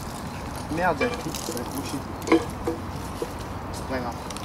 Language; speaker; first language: French; native; French